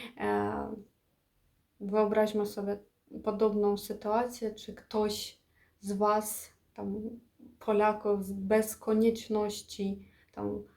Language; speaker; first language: Polish; non-native, fluent; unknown